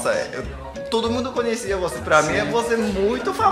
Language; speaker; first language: Portuguese; non-native, fluent; Japanese